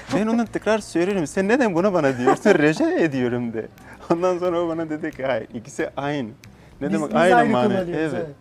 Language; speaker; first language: Turkish; non-native, fluent; Persian